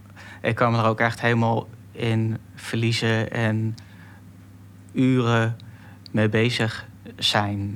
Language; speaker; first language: Dutch; native; Dutch